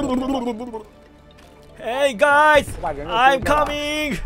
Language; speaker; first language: English; non-native, learner; Japanese